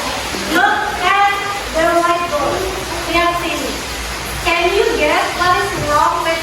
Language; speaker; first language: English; non-native, fluent; Indonesian